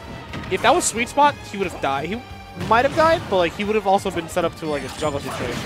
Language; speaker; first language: English; native; English